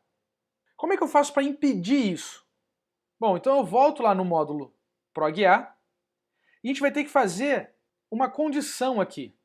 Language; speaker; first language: Portuguese; native; Portuguese